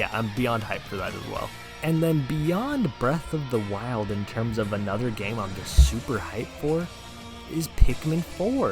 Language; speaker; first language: English; native; English